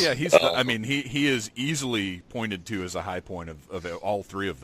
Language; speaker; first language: English; native; English